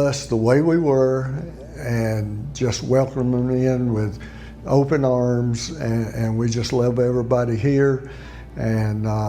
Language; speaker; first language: English; native; English